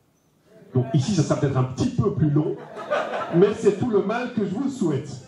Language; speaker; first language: French; native; French